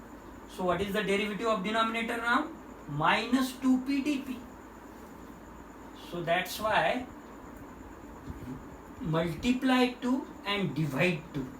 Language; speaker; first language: English; non-native, local second language; Marathi